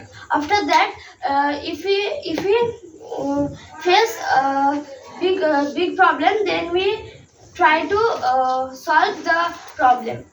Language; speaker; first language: English; non-native, learner; Bangla